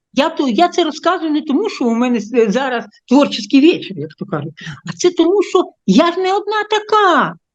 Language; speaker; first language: Ukrainian; non-native, local second language; Russian